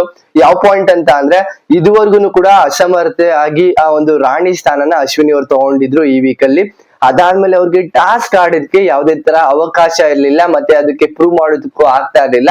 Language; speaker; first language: Kannada; native; Kannada